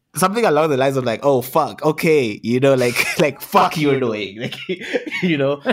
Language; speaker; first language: English; non-native, local second language; Zulu